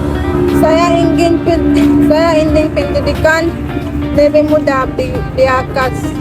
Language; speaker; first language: Indonesian; non-native, learner; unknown